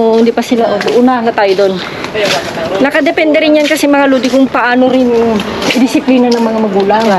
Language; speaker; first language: Filipino; native; Filipino